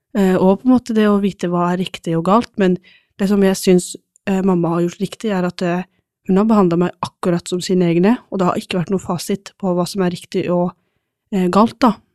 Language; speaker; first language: Norwegian; non-native, fluent; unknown